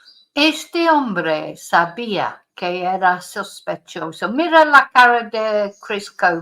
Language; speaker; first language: Spanish; non-native, fluent; English